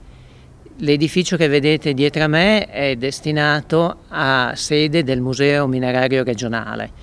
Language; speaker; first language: Italian; native; Italian